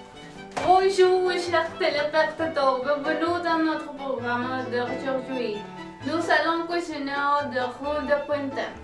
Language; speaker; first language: French; non-native, learner; Spanish